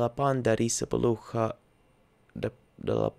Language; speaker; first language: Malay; non-native, learner; Russian